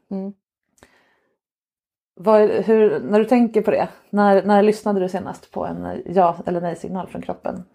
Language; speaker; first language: Swedish; native; Swedish